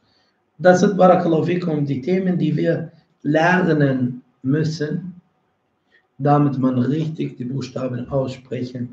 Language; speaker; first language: German; non-native, fluent; Arabic